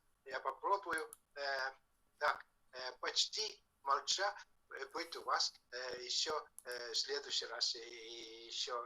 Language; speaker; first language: Russian; non-native, fluent; Estonian